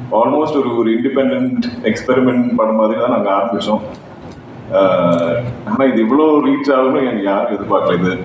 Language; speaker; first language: Tamil; non-native, local second language; Malayalam